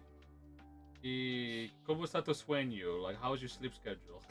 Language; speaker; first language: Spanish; early bilingual, heritage; English